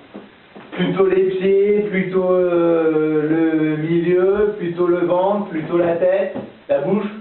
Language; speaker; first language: French; native; French